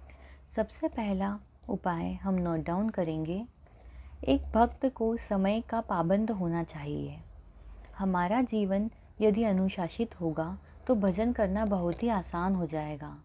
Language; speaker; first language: Hindi; native; Hindi